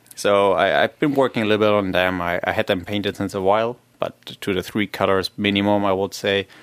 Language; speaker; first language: English; non-native, fluent; German